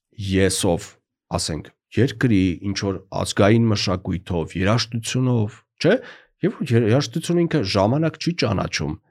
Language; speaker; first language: Armenian; native; Armenian